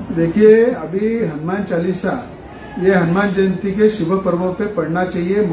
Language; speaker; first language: Hindi; non-native, local second language; Marathi